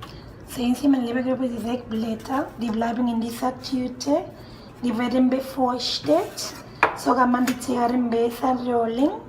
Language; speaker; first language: German; non-native, fluent; Spanish